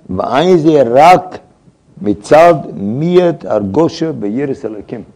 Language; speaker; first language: Hebrew; non-native, fluent; English